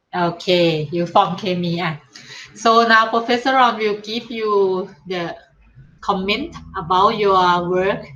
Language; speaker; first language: English; non-native, learner; Thai